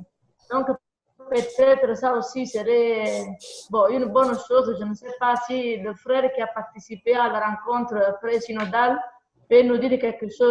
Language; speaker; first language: French; non-native, fluent; Italian